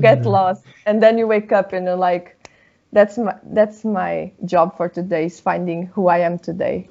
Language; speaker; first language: English; non-native, fluent; Portuguese